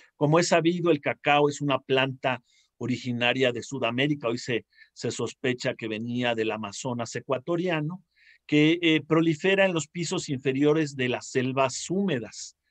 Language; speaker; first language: Spanish; native; Spanish